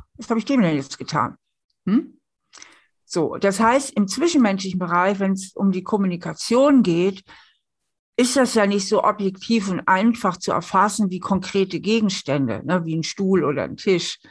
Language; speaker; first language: German; native; German